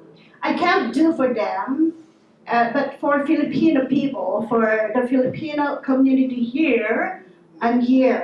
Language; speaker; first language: English; non-native, local second language; Filipino